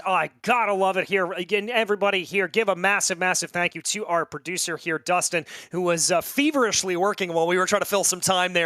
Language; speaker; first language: English; native; English